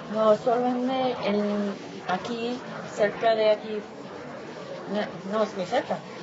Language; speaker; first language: Spanish; non-native, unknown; English